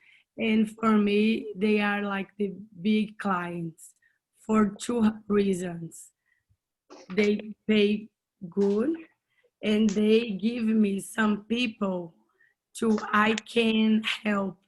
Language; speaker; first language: English; non-native, learner; Portuguese